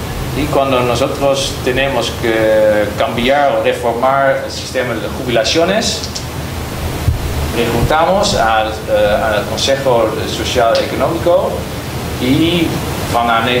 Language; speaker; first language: Spanish; non-native, learner; Dutch